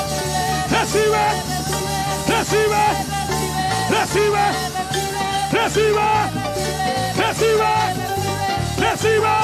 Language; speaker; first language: Spanish; native; Spanish